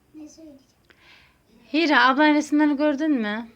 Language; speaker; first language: Turkish; native; Turkish